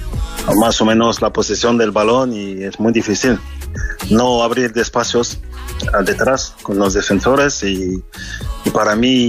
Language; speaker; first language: Spanish; non-native, learner; French